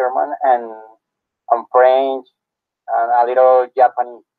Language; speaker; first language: English; non-native, learner; Spanish